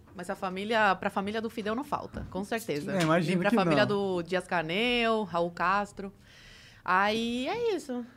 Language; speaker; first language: Portuguese; early bilingual, other home language; Spanish